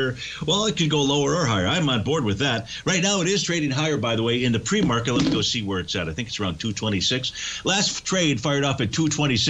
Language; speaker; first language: English; native; English